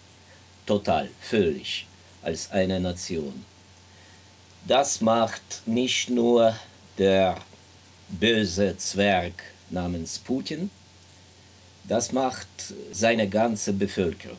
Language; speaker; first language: German; non-native, fluent; Ukrainian